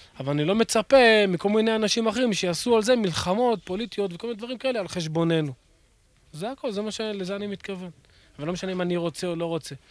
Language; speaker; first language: Hebrew; native; Hebrew